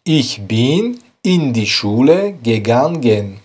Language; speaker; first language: German; non-native, fluent; Tajik